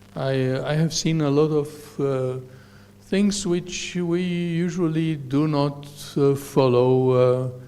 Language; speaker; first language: English; non-native, fluent; Romanian